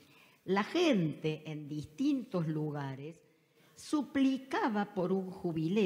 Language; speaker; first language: Spanish; native; Spanish